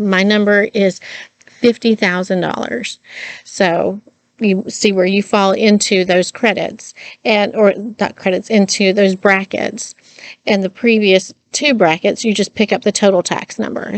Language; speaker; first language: English; native; English